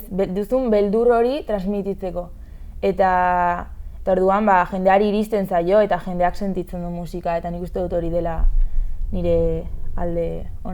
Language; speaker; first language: Basque; non-native, local second language; Spanish